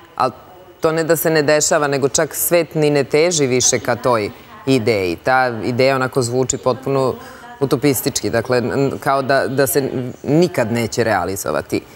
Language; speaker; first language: Serbian; native; Serbian